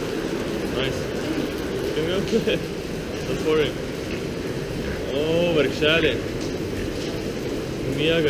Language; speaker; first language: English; non-native, learner; Lithuanian